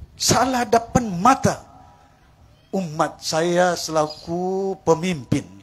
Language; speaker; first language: Malay; non-native, local second language; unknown